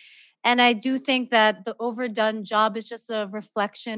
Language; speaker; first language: English; non-native, local second language; Filipino